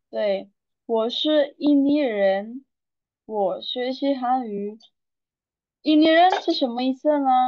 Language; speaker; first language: Chinese; non-native, fluent; Indonesian